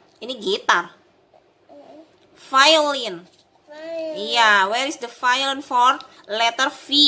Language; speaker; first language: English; non-native, learner; Indonesian